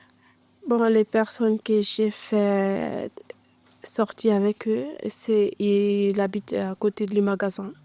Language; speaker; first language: French; non-native, learner; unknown